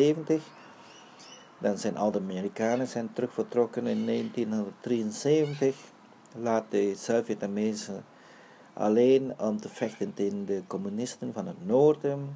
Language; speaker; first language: Dutch; early bilingual, other home language; Vietnamese